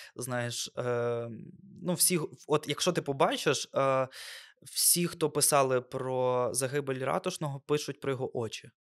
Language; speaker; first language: Ukrainian; non-native, local second language; Russian